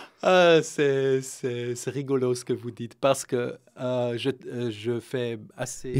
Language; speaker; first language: French; non-native, fluent; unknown